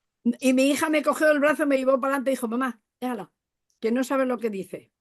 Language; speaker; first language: Spanish; native; Spanish